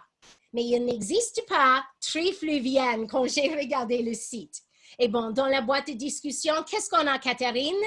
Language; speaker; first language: French; non-native, fluent; English